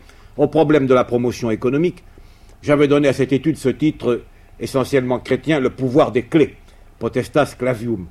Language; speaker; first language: French; native; French